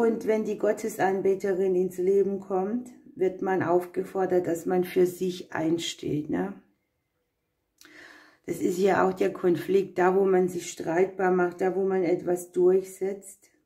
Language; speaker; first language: German; native; German